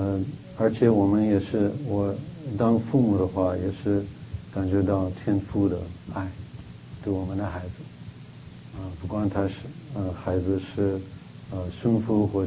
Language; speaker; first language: Chinese; non-native, fluent; English